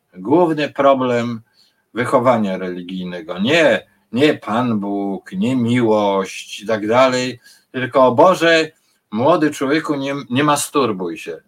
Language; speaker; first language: Polish; native; Polish